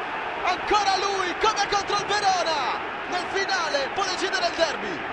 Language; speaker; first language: Italian; native; Italian